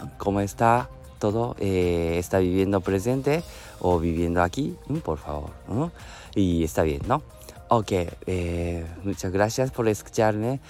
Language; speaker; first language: Spanish; non-native, learner; Japanese